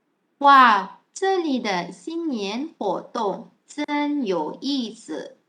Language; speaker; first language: Chinese; non-native, fluent; Malay